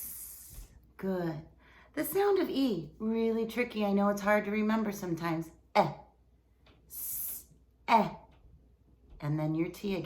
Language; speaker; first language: English; native; English